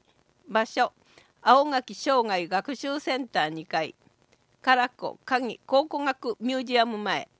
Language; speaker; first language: Japanese; native; Japanese